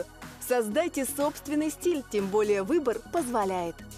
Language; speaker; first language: Russian; native; Russian